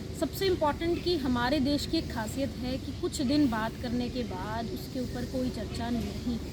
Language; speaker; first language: Hindi; non-native, local second language; Punjabi